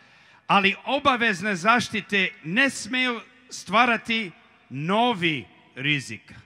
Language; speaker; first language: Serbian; early bilingual, heritage; Serbian